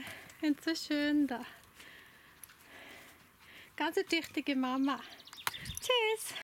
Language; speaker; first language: German; non-native, learner; Swedish